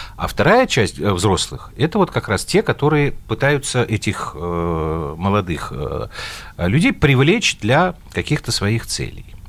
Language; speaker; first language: Russian; native; Russian